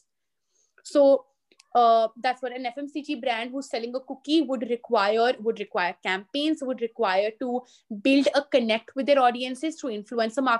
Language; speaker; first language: English; non-native, local second language; Hindi